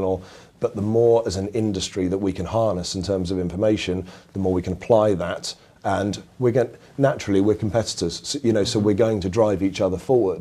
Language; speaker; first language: English; native; English